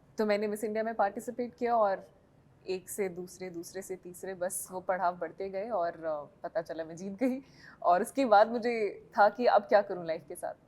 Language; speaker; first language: Hindi; native; Hindi